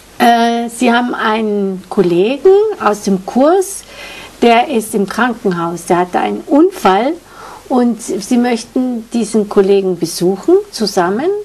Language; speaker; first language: German; native; German